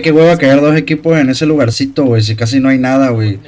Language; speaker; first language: Spanish; native; Spanish